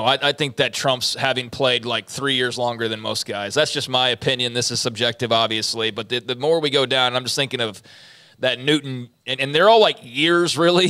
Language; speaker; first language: English; native; English